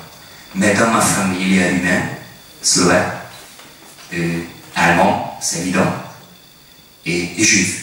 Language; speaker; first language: French; non-native, fluent; Hungarian